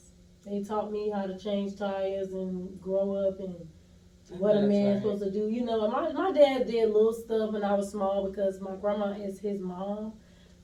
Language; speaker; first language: English; native; English